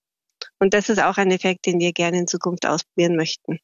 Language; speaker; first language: German; native; German